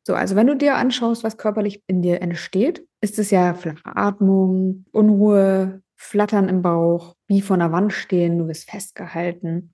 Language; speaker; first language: German; native; German